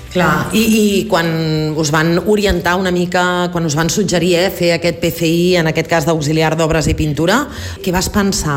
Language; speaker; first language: Catalan; native; Catalan